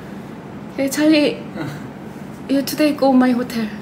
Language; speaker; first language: English; non-native, learner; Thai